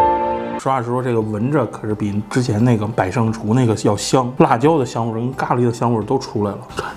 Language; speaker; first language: Chinese; native; Chinese